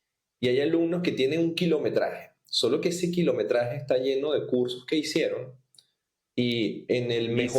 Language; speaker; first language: Spanish; native; Spanish